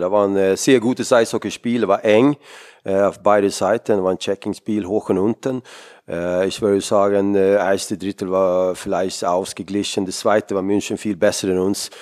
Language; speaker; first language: German; non-native, fluent; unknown